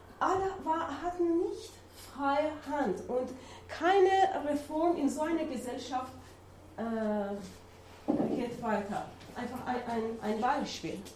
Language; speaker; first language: German; non-native, learner; Persian